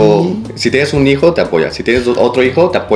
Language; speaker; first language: Spanish; native; Spanish